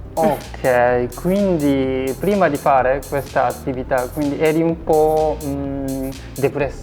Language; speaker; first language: Italian; non-native, fluent; Japanese